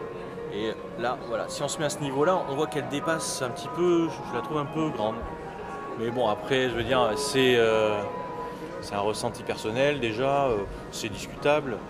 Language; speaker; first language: French; native; French